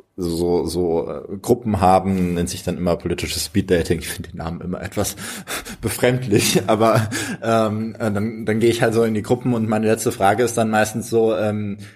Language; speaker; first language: German; native; German